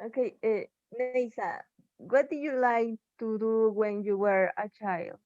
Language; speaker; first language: English; non-native, learner; Spanish